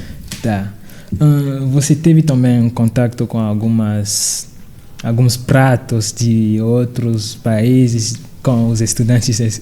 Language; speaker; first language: Portuguese; non-native, fluent; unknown